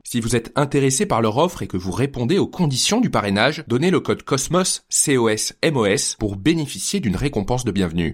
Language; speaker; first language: French; native; French